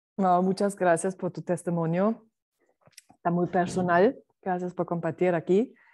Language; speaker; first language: Spanish; non-native, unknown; German